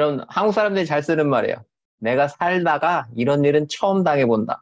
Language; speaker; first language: Korean; native; Korean